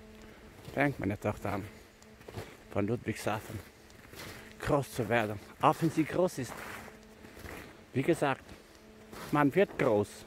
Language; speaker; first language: German; non-native, fluent; Albanian